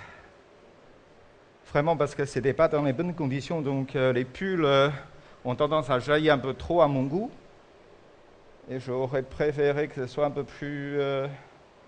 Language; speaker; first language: French; non-native, fluent; Chinese